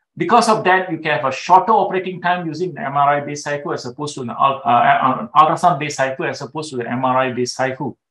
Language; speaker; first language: English; non-native, local second language; Tamil